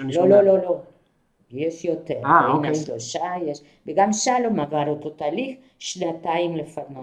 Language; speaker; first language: Hebrew; non-native, fluent; Spanish